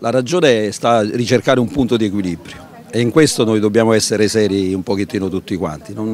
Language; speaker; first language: Italian; native; Italian